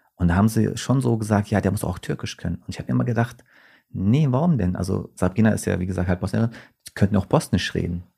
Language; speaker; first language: German; early bilingual, other home language; Turkish